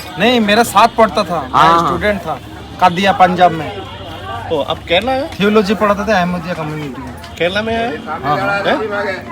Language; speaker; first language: Hindi; non-native, local second language; Bangla